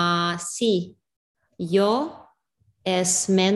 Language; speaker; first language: Spanish; non-native, learner; English